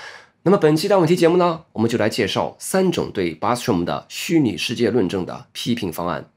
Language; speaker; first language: Chinese; native; Chinese